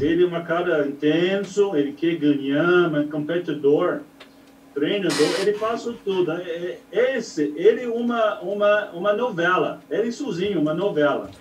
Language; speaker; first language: Portuguese; non-native, learner; English